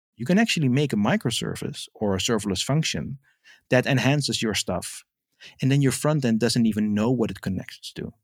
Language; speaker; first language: English; non-native, fluent; Dutch